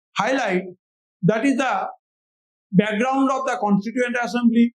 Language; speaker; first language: English; non-native, local second language; Bangla